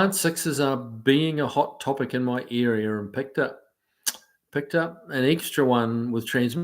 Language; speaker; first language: English; native; English